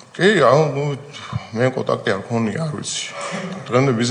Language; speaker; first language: Georgian; native; Georgian